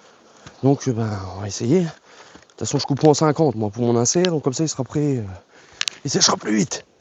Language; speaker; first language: French; native; French